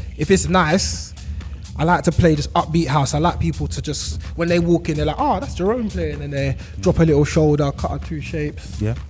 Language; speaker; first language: English; native; English